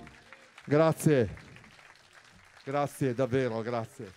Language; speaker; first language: Italian; native; Italian